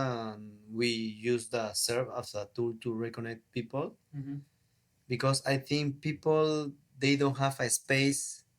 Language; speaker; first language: English; non-native, learner; Spanish